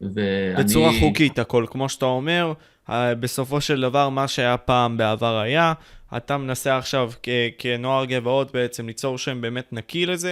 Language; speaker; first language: Hebrew; native; Hebrew